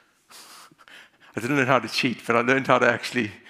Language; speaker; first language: English; native; English